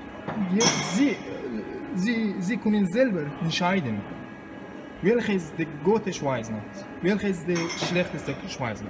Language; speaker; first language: German; non-native, learner; Persian